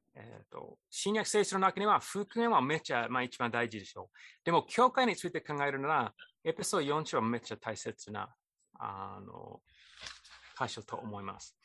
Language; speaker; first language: Japanese; non-native, fluent; English